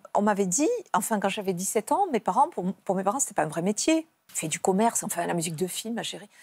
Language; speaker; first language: French; native; French